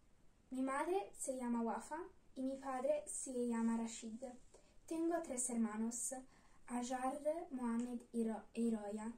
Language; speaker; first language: Spanish; non-native, learner; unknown